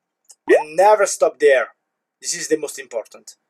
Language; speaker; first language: English; non-native, learner; Italian